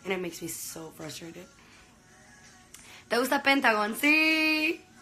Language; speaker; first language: Spanish; early bilingual, heritage; Spanish